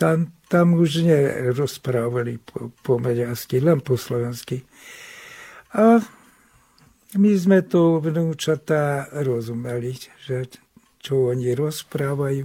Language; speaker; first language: Slovak; non-native, local second language; Hungarian